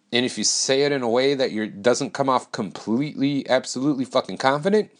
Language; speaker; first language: English; native; English